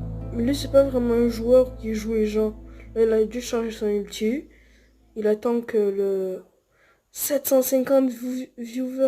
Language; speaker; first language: French; native; French